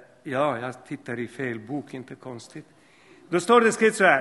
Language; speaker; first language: Swedish; non-native, fluent; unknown